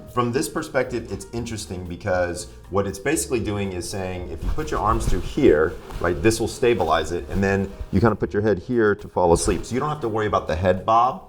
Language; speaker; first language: English; native; English